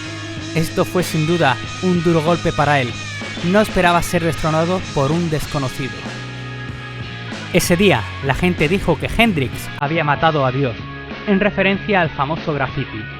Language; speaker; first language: Spanish; native; Spanish